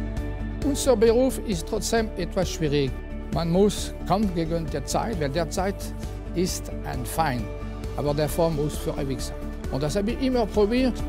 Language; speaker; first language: German; non-native, fluent; French